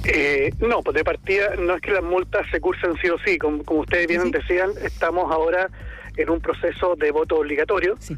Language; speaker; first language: Spanish; native; Spanish